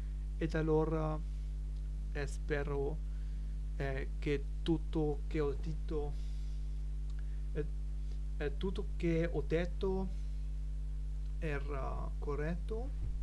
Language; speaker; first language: Italian; non-native, learner; German